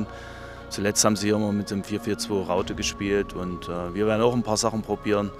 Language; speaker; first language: German; native; German